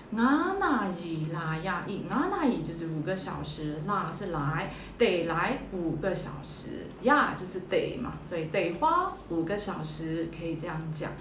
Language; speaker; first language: Chinese; early bilingual, heritage; Chinese